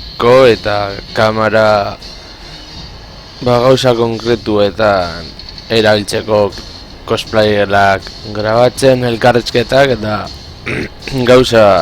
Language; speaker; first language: Basque; non-native, local second language; Spanish